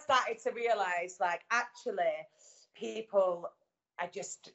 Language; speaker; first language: English; native; English